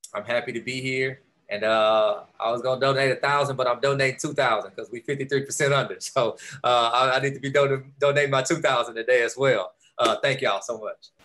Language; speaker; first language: English; native; English